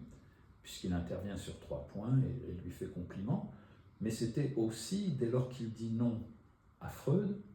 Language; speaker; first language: French; native; French